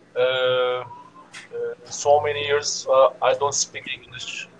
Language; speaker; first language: English; non-native, learner; Turkish